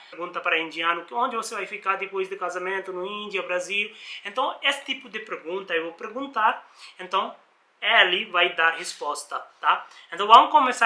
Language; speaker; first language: Portuguese; non-native, learner; Hindi